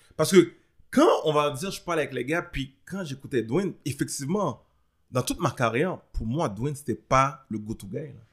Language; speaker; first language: French; early bilingual, other home language; Haitian Creole